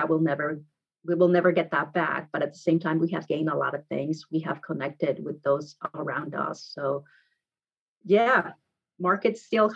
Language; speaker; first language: English; non-native, fluent; Spanish